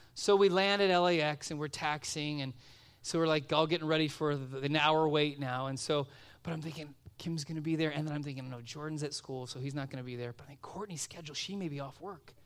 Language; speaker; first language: English; native; English